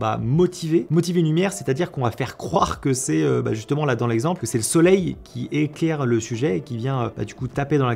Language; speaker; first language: French; native; French